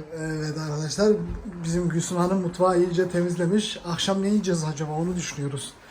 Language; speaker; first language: Turkish; native; Turkish